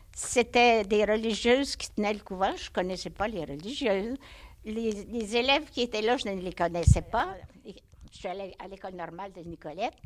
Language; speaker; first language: French; native; French